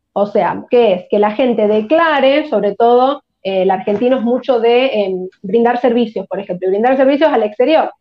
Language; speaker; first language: Spanish; native; Spanish